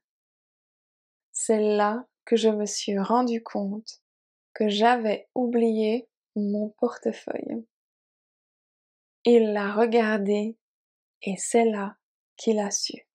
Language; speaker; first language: French; native; French